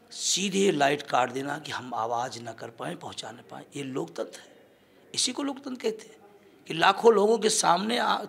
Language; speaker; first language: Hindi; native; Hindi